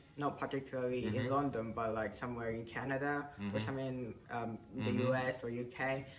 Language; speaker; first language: English; non-native, fluent; Japanese